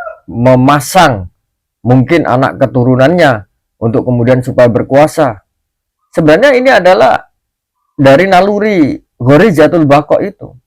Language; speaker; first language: Indonesian; native; Indonesian